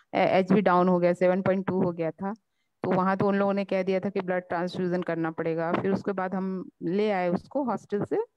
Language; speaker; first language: Hindi; native; Hindi